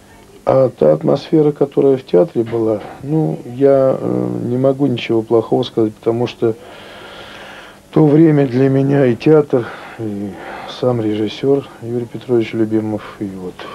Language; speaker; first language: Russian; native; Russian